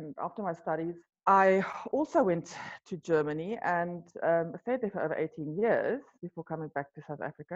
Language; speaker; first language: English; non-native, local second language; Afrikaans